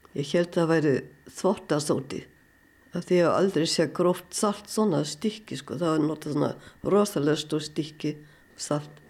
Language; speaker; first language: Icelandic; non-native, fluent; German